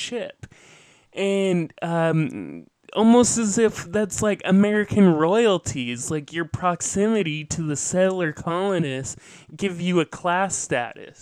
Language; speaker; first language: English; native; English